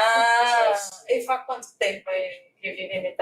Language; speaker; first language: Italian; non-native, learner; Portuguese